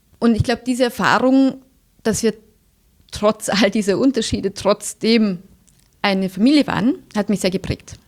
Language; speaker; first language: German; native; German